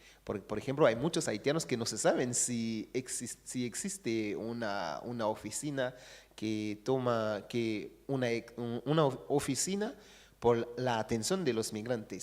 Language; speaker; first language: Spanish; non-native, fluent; Haitian Creole